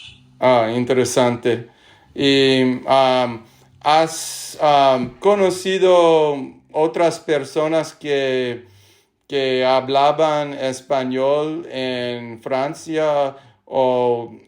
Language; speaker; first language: Spanish; non-native, learner; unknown